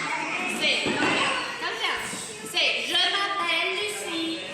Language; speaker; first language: French; non-native, learner; English